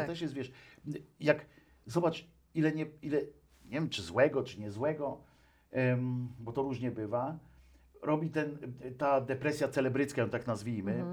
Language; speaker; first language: Polish; native; Polish